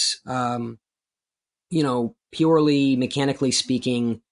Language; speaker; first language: English; native; English